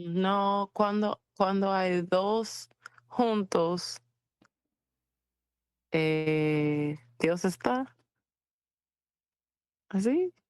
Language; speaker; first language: Spanish; non-native, fluent; English